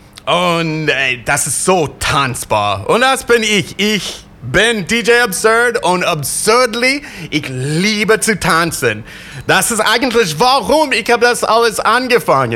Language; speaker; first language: German; non-native, fluent; English